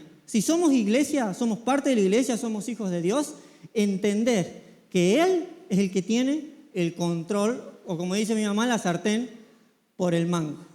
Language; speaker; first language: Spanish; native; Spanish